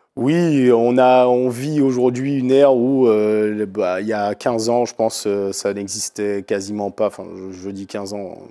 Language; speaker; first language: French; native; French